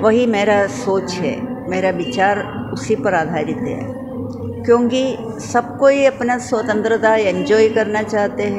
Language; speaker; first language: Hindi; non-native, local second language; Malayalam